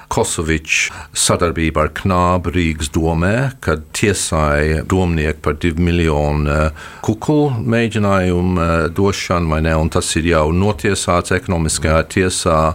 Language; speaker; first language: Latvian; early bilingual, heritage; Latvian